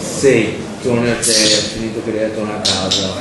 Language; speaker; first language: Italian; non-native, learner; English